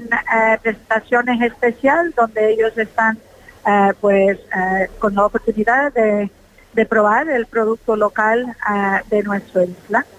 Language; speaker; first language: Spanish; non-native, fluent; English